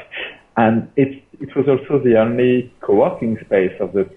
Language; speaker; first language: English; non-native, fluent; French